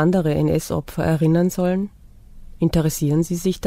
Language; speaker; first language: German; native; German